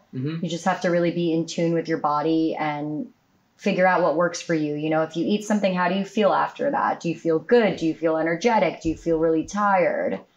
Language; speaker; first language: English; native; English